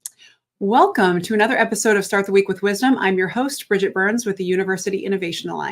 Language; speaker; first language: English; native; English